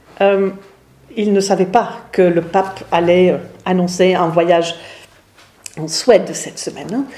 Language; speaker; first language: French; non-native, fluent; English